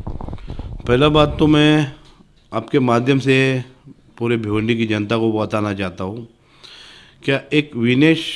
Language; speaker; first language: Hindi; non-native, local second language; Marathi